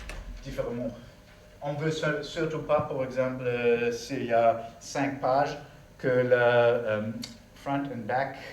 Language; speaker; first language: French; non-native, learner; German